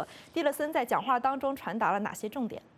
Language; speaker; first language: Chinese; native; Chinese